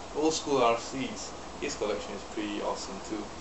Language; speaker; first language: English; non-native, local second language; Chinese